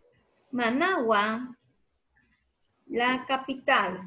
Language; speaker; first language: Spanish; native; Spanish